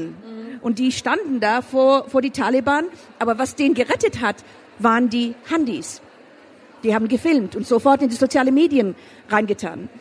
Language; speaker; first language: German; non-native, fluent; Persian